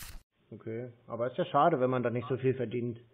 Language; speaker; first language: German; native; German